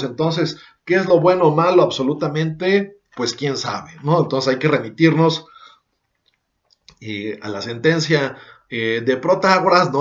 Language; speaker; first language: Spanish; native; Spanish